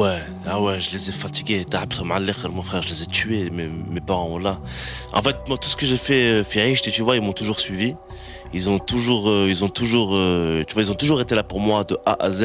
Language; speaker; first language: French; native; French